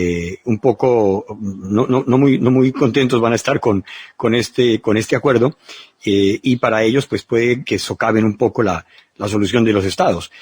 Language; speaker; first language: Spanish; native; Spanish